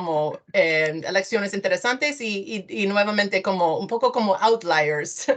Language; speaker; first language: Spanish; non-native, fluent; English